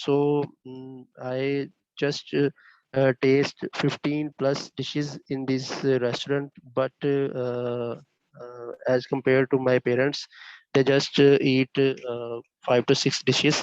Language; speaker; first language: English; non-native, learner; Bangla